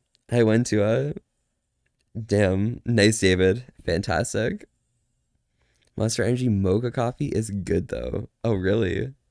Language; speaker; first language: English; native; English